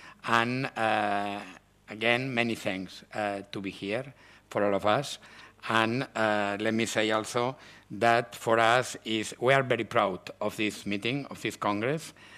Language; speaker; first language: English; non-native, learner; Catalan